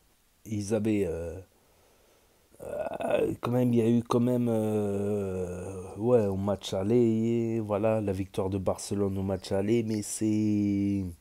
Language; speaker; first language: French; native; French